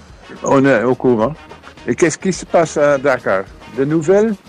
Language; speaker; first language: French; non-native, fluent; Dutch